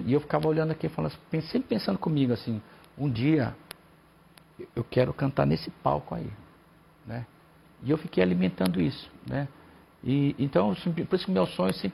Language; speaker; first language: Portuguese; native; Portuguese